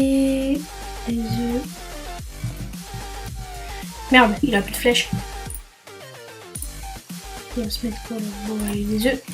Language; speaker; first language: French; native; French